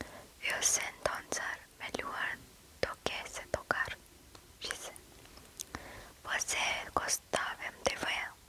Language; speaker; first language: Portuguese; non-native, learner; English